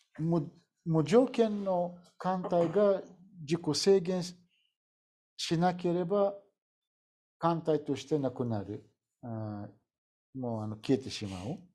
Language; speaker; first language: Japanese; non-native, fluent; Bulgarian